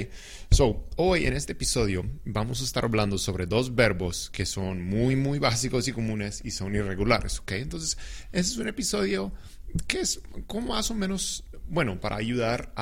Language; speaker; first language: Spanish; non-native, fluent; English